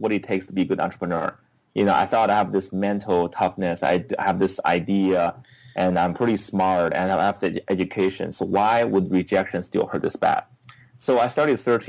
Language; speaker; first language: English; non-native, fluent; Chinese